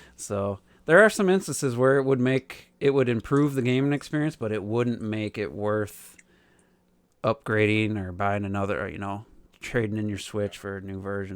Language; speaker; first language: English; native; English